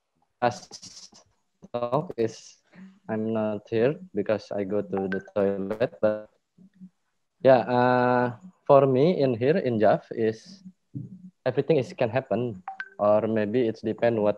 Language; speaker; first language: English; non-native, learner; Indonesian